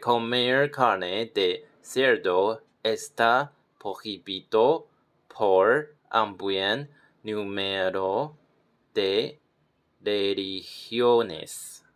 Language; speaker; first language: Spanish; non-native, learner; Chinese